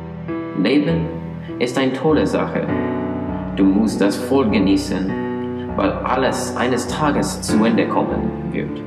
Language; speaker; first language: German; non-native, learner; English